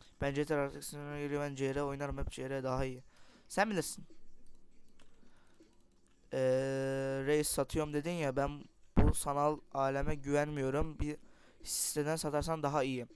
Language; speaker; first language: Turkish; native; Turkish